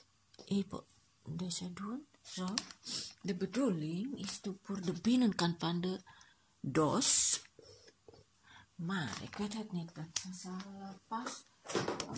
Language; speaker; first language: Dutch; non-native, learner; Indonesian